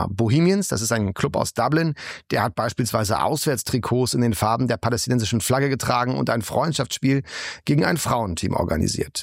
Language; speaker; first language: German; native; German